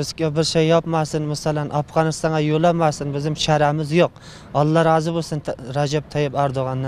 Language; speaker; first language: Turkish; non-native, learner; Uzbek